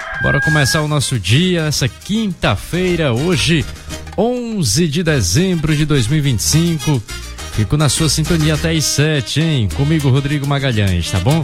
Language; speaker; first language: Portuguese; native; Portuguese